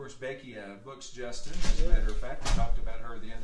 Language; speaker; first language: English; native; English